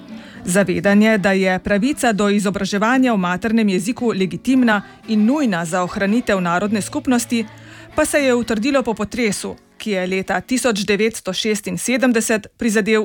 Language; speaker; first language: Slovenian; native; Slovenian